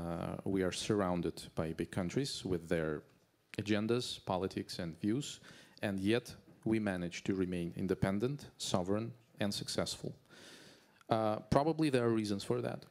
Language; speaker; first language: English; non-native, fluent; Azerbaijani